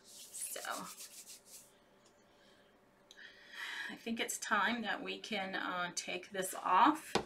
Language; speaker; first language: English; native; English